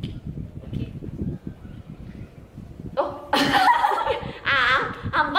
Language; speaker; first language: Korean; non-native, learner; Malay